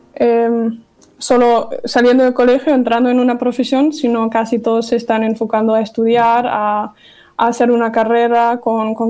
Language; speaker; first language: Spanish; non-native, fluent; German